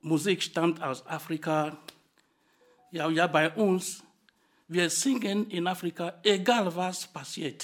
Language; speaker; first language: German; non-native, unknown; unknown